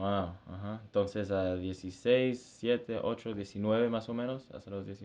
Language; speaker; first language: Spanish; early bilingual, heritage; Spanish